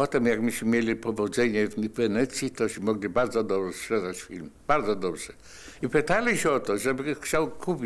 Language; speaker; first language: Polish; non-native, fluent; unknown